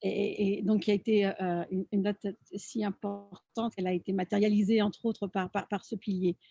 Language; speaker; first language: French; native; French